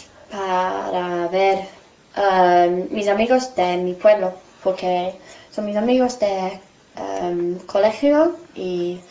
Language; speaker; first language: Spanish; non-native, learner; English